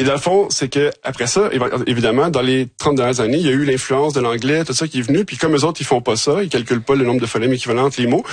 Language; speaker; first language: French; native; French